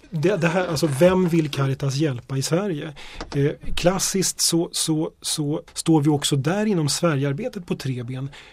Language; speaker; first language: Swedish; native; Swedish